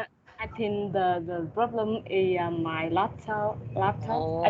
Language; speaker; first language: English; non-native, learner; Vietnamese